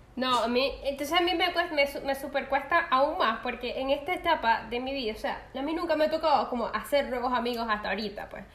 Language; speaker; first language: Spanish; native; Spanish